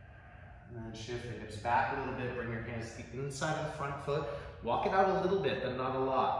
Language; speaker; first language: English; native; English